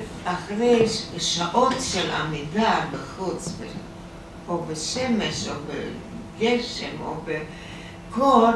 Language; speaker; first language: Hebrew; non-native, fluent; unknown